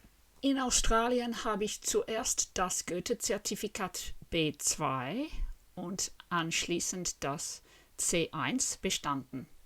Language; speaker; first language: German; non-native, fluent; English